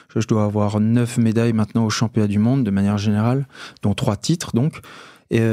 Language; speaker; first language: French; native; French